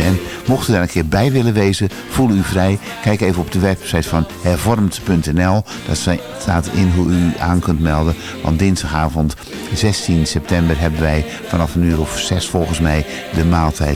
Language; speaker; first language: Dutch; native; Dutch